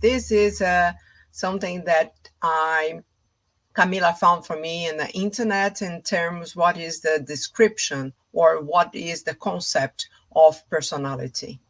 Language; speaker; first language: English; non-native, fluent; Portuguese